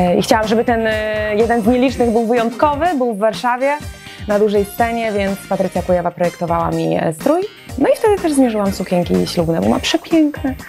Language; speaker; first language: Polish; native; Polish